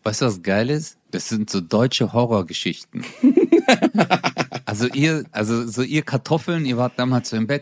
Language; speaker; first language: German; early bilingual, other home language; Turkish